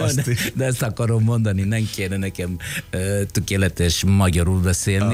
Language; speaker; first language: Hungarian; non-native, learner; Italian